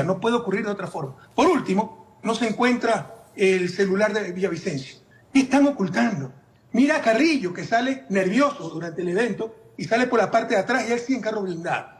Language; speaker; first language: Spanish; native; Spanish